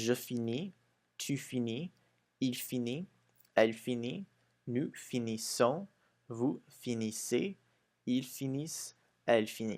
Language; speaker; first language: French; non-native, fluent; English